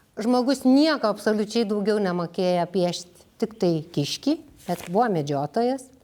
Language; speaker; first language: Lithuanian; native; Lithuanian